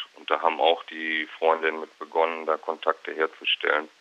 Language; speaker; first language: German; native; German